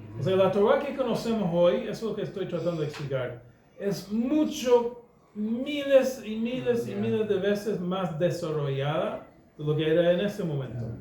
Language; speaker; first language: Spanish; non-native, fluent; English